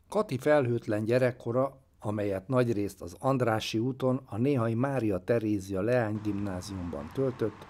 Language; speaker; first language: Hungarian; native; Hungarian